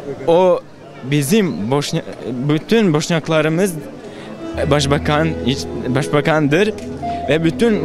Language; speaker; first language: Turkish; non-native, learner; Bosnian